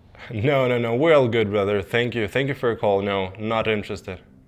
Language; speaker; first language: English; non-native, fluent; Ukrainian